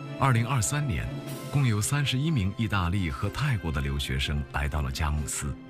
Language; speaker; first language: Chinese; native; Chinese